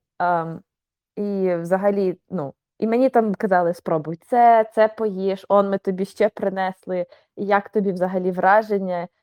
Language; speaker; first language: Ukrainian; native; Ukrainian